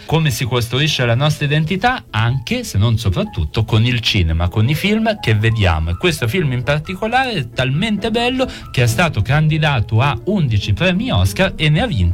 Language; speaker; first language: Italian; native; Italian